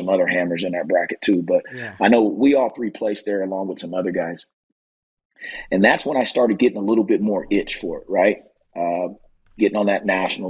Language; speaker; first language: English; native; English